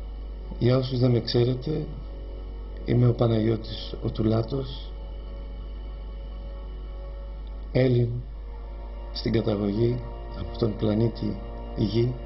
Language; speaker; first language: Greek; native; Greek